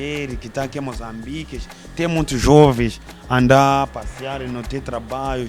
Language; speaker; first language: Portuguese; non-native, learner; Kinyarwanda